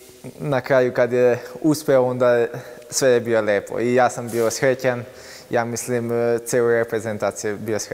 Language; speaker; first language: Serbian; non-native, local second language; Hungarian